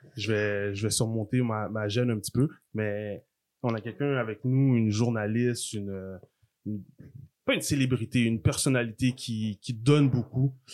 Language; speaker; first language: French; native; French